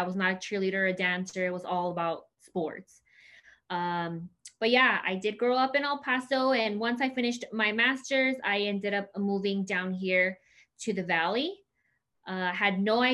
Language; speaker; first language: English; native; English